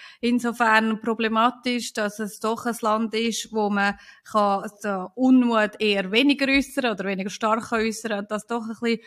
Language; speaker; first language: German; native; German